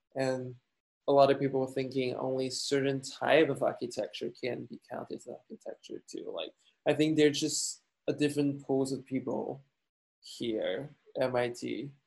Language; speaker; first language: English; non-native, fluent; Chinese